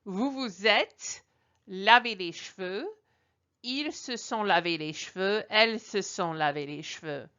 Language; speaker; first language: French; non-native, fluent; English